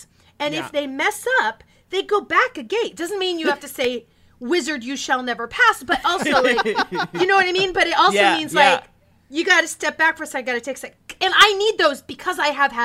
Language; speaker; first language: English; native; English